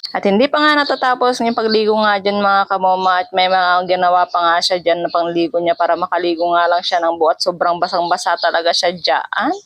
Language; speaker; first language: Filipino; native; Filipino